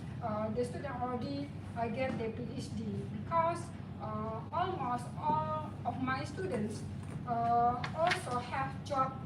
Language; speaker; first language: English; non-native, fluent; Indonesian